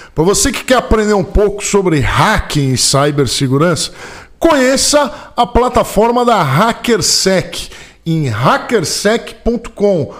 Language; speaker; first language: Portuguese; native; Portuguese